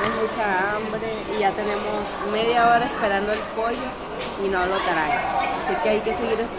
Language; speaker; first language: Spanish; native; Spanish